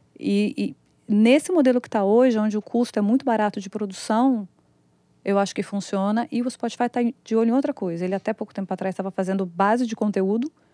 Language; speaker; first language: Portuguese; native; Portuguese